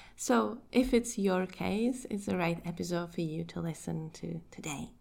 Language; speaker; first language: English; non-native, fluent; Czech